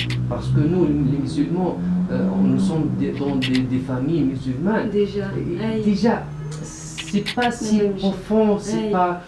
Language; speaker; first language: French; non-native, local second language; Arabic